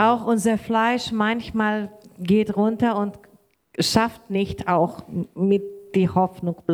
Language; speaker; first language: German; non-native, learner; Portuguese